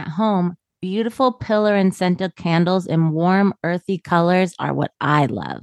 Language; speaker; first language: English; native; English